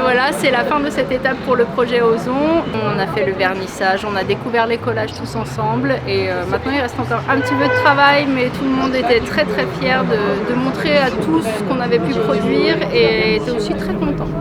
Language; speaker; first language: French; native; French